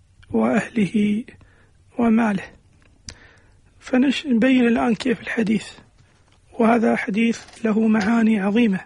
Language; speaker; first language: Arabic; native; Arabic